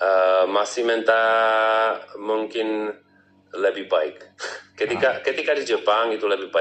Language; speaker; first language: Indonesian; non-native, learner; Czech